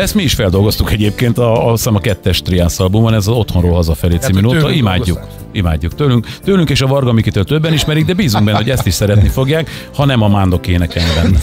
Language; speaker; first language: Hungarian; native; Hungarian